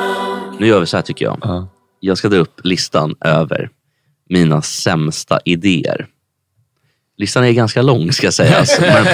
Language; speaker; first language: Swedish; native; Swedish